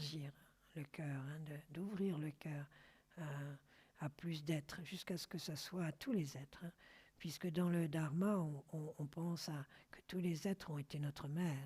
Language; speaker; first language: French; native; French